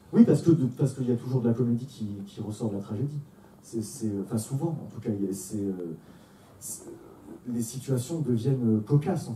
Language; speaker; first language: French; native; French